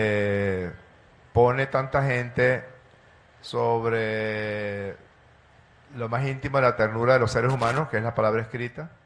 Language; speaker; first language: Spanish; native; Spanish